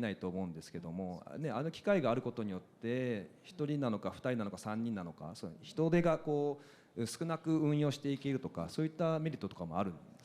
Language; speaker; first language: Japanese; native; Japanese